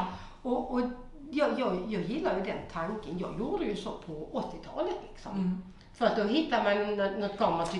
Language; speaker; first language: Swedish; native; Swedish